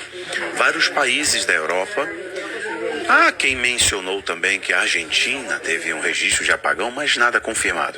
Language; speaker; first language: Portuguese; native; Portuguese